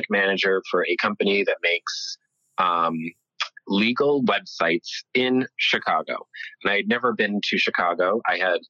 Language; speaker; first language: English; early bilingual, other home language; Italian